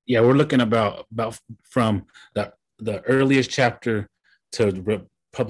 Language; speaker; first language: English; early bilingual, other home language; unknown